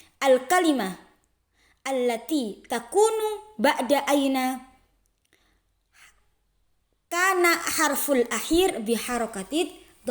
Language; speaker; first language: Arabic; non-native, fluent; Indonesian